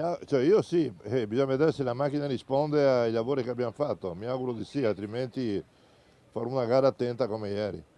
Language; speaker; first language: Italian; native; Italian